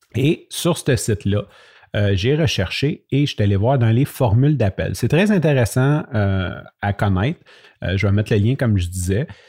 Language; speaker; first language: French; native; French